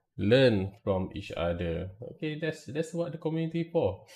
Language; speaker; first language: English; non-native, local second language; Malay